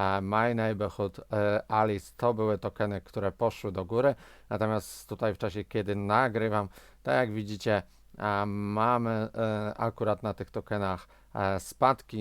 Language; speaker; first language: Polish; native; Polish